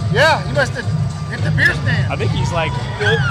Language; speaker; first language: English; native; English